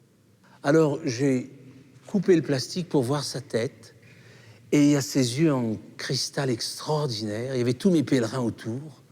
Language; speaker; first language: French; native; French